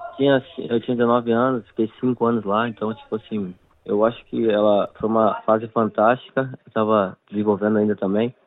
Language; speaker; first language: Portuguese; native; Portuguese